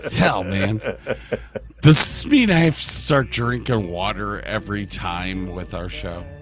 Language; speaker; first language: English; native; English